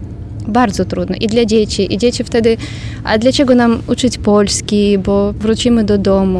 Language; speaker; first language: Polish; non-native, learner; Ukrainian